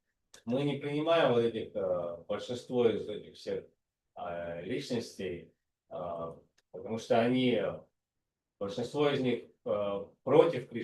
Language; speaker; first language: Russian; native; Russian